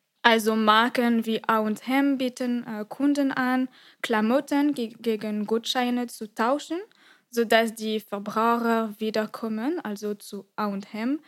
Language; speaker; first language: German; non-native, fluent; French